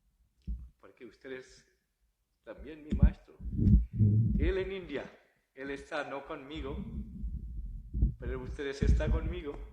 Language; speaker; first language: Spanish; non-native, learner; Bangla